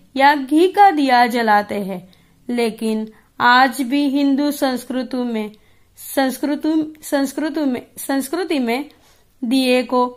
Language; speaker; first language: Hindi; non-native, local second language; Gujarati